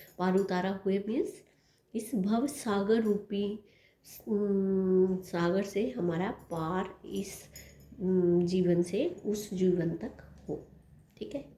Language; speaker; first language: Hindi; non-native, local second language; Punjabi